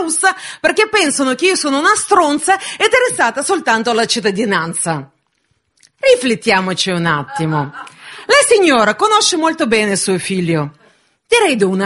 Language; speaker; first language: Italian; non-native, fluent; Russian